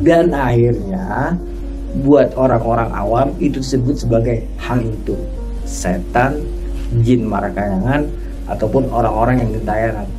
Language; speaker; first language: Indonesian; native; Indonesian